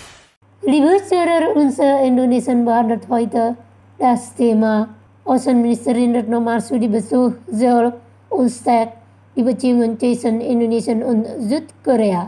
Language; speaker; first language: German; non-native, fluent; Indonesian